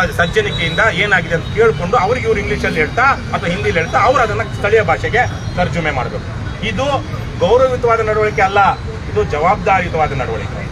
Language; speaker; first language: Kannada; native; Kannada